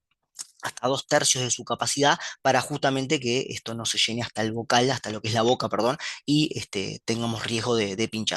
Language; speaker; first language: Spanish; native; Spanish